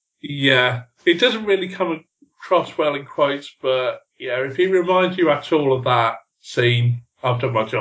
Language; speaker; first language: English; native; English